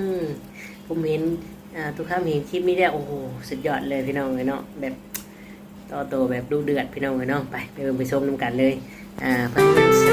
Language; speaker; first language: Thai; non-native, local second language; Lao